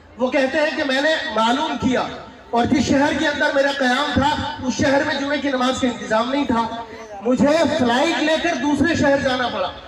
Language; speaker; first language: Urdu; native; Urdu